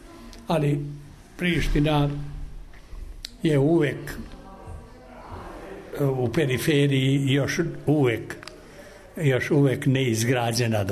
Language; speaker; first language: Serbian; non-native, local second language; Albanian